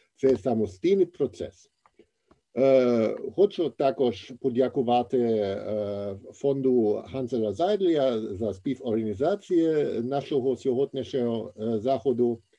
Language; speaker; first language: Ukrainian; non-native, fluent; German